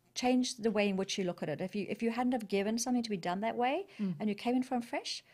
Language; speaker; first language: English; native; English